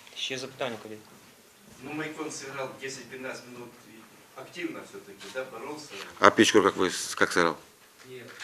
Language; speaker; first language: Russian; non-native, local second language; Ukrainian